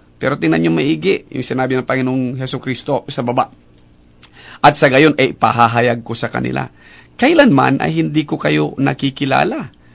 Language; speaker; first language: Filipino; native; Filipino